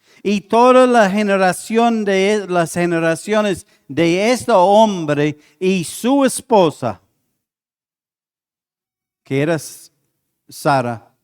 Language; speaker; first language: Spanish; non-native, fluent; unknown